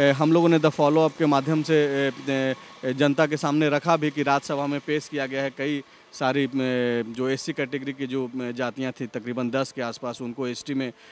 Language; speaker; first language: Hindi; native; Hindi